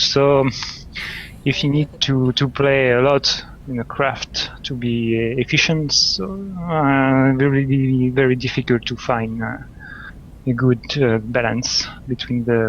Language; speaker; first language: English; non-native, learner; French